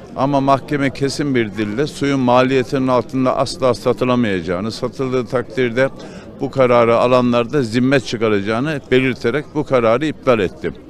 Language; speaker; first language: Turkish; native; Turkish